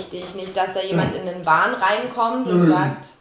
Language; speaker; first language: German; native; German